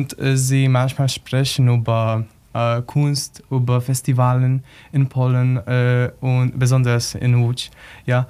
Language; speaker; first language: German; non-native, learner; Polish